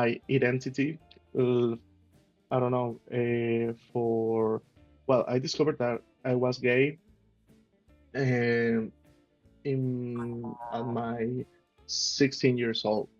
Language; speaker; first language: English; non-native, learner; Spanish